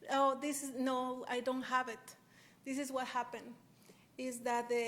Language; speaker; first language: English; non-native, fluent; Spanish